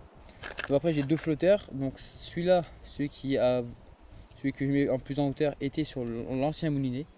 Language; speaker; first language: French; native; French